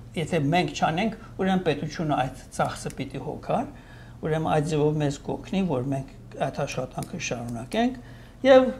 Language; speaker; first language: Armenian; native; Armenian